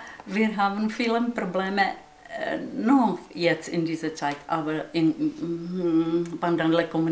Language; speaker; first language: German; non-native, learner; Czech